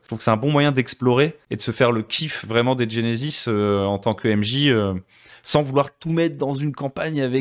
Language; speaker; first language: French; native; French